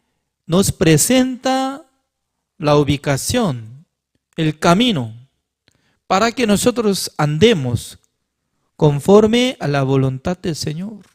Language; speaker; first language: Spanish; non-native, learner; Korean